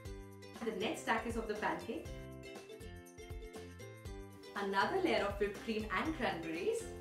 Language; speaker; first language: English; non-native, local second language; Hindi